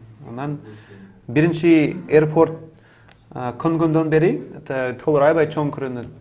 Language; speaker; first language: Kyrgyz; non-native, learner; English